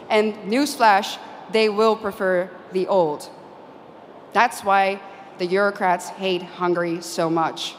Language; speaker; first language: English; non-native, fluent; Dutch